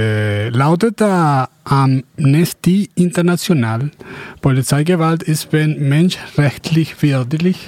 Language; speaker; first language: German; non-native, fluent; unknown